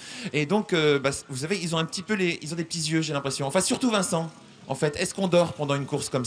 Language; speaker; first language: French; native; French